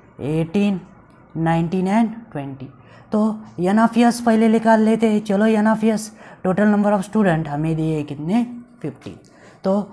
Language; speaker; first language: Hindi; non-native, local second language; Marathi